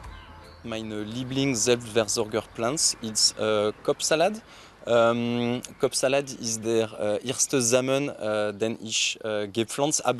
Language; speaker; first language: German; non-native, learner; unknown